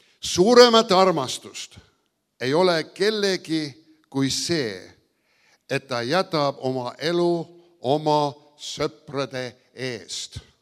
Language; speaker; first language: Estonian; early bilingual, heritage; Estonian